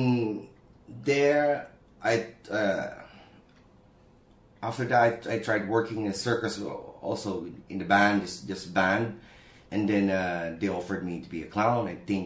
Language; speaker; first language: English; non-native, local second language; Filipino